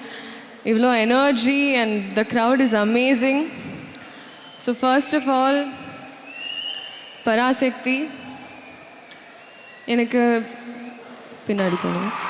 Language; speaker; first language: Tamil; non-native, learner; Telugu